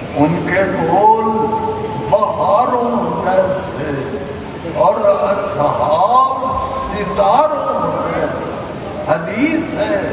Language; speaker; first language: Urdu; non-native, local second language; Punjabi